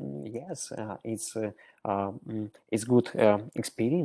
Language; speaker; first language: English; non-native, learner; Russian